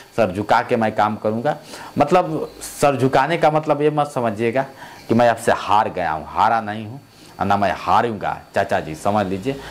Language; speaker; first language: Hindi; native; Hindi